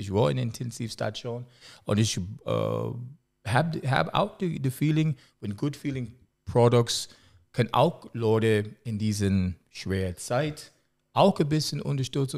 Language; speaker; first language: German; non-native, learner; English